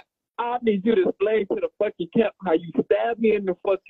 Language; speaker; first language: English; native; English